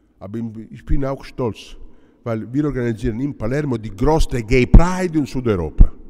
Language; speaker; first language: German; non-native, fluent; Italian